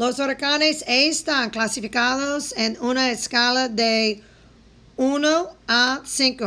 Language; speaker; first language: Spanish; non-native, fluent; English